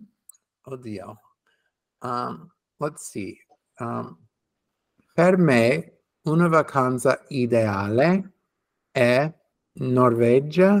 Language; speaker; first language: Italian; non-native, learner; English